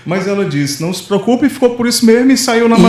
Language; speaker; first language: Portuguese; native; Portuguese